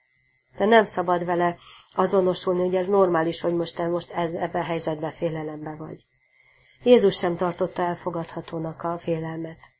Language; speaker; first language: Hungarian; native; Hungarian